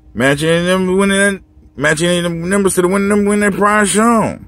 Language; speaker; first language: English; native; English